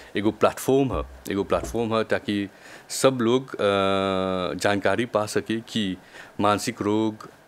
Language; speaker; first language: Hindi; non-native, local second language; Bhojpuri